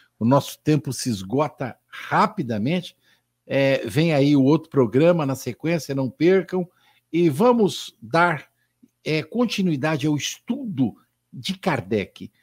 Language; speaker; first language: Portuguese; native; Portuguese